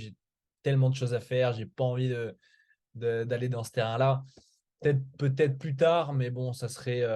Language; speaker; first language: French; native; French